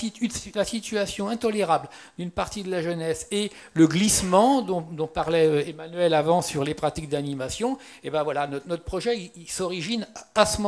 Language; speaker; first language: French; native; French